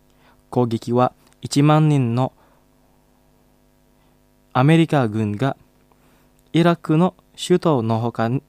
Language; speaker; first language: Japanese; non-native, fluent; Indonesian